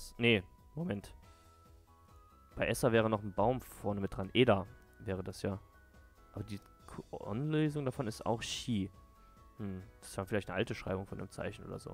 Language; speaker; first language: German; native; German